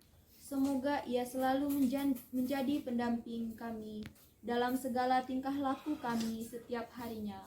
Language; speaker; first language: Indonesian; native; Indonesian